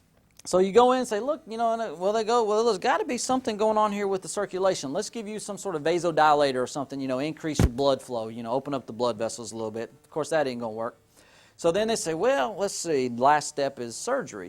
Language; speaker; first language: English; native; English